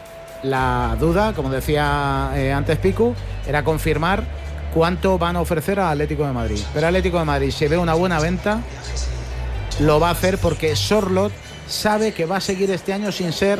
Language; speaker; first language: Spanish; native; Spanish